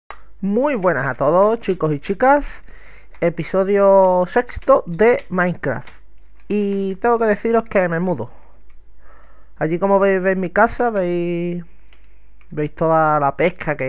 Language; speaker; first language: Spanish; native; Spanish